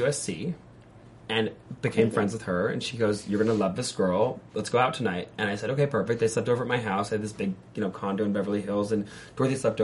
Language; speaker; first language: English; native; English